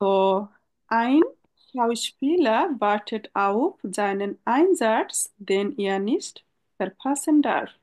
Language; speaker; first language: German; non-native, fluent; Bangla